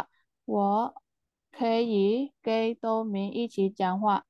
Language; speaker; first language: Chinese; non-native, learner; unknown